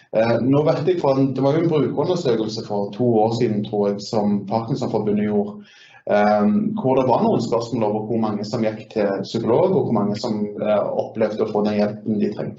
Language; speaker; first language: Norwegian; native; Norwegian